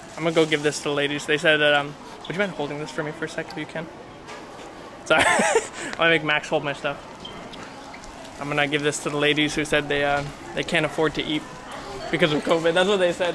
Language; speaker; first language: English; native; English